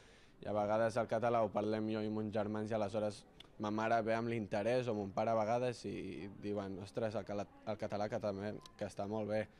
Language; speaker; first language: Catalan; early bilingual, other home language; Arabic